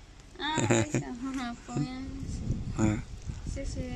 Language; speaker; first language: Chinese; non-native, learner; Nepali